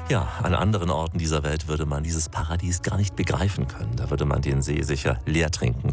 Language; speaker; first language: German; native; German